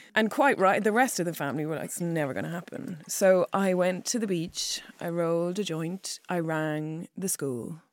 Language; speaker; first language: English; native; English